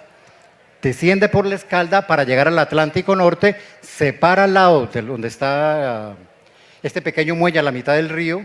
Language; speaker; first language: Spanish; native; Spanish